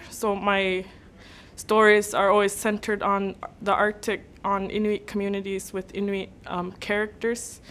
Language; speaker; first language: English; native; English